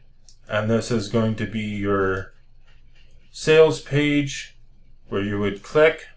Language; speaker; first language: English; native; English